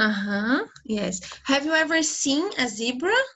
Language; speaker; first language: English; non-native, fluent; Portuguese